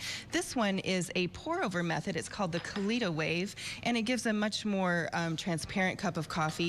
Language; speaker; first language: English; native; English